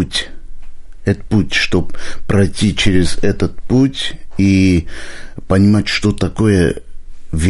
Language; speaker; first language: Russian; non-native, local second language; Armenian